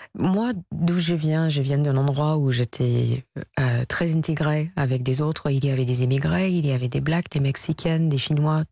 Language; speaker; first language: French; non-native, fluent; English